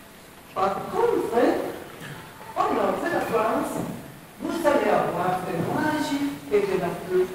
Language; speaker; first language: French; non-native, learner; Spanish